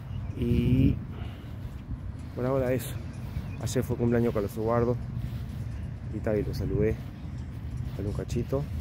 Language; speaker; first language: Spanish; native; Spanish